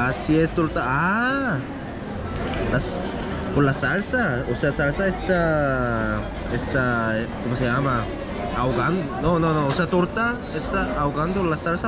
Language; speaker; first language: Spanish; non-native, learner; Korean